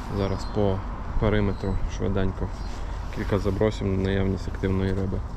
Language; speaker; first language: Ukrainian; native; Ukrainian